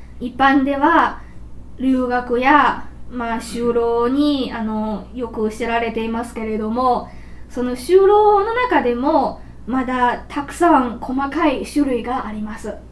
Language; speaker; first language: Japanese; non-native, fluent; Chinese